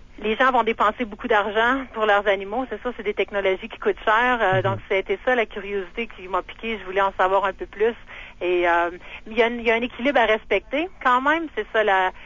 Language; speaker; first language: French; native; French